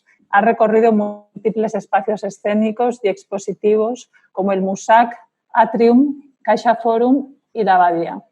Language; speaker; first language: Spanish; native; Spanish